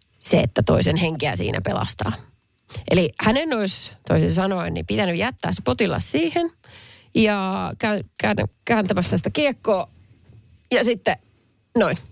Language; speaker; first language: Finnish; native; Finnish